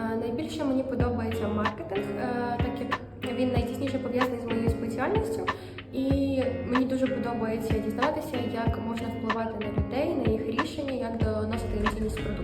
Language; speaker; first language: Ukrainian; native; Ukrainian